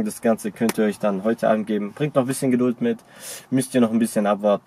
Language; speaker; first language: German; native; German